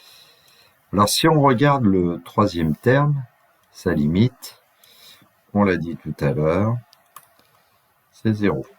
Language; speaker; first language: French; native; French